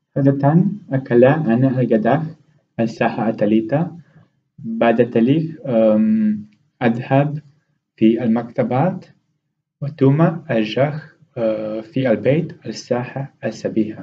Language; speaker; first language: Arabic; non-native, learner; Romanian